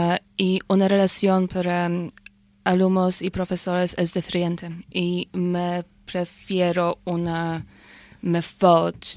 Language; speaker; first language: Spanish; non-native, learner; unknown